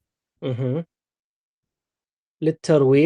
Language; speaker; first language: Arabic; non-native, learner; English